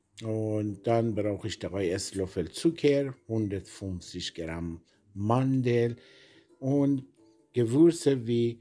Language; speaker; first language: German; non-native, learner; Persian